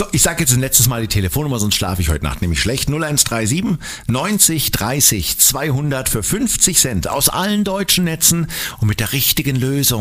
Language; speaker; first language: German; native; German